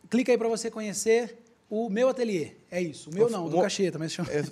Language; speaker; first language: Portuguese; native; Portuguese